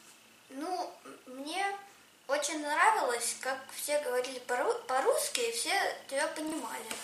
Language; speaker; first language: Russian; early bilingual, heritage; Russian